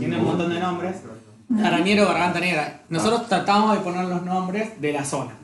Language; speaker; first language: Spanish; native; Spanish